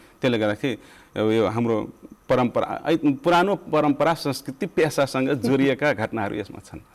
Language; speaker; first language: Nepali; non-native, local second language; Rana Tharu